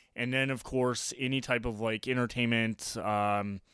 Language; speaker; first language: English; native; English